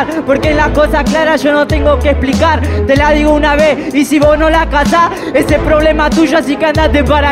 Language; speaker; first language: Spanish; native; Spanish